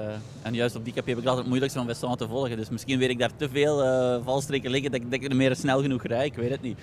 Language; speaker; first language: Dutch; native; Dutch